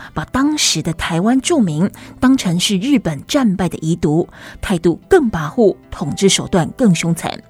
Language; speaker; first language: Chinese; native; Chinese